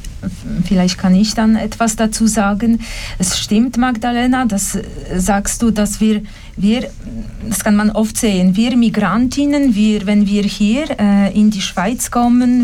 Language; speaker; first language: German; non-native, fluent; Polish